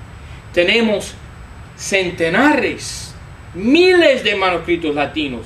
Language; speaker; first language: Spanish; non-native, fluent; English